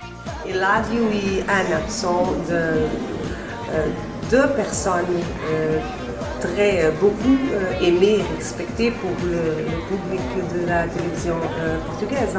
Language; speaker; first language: French; non-native, learner; Portuguese